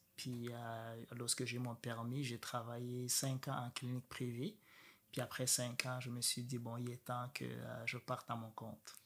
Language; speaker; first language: French; non-native, local second language; Rundi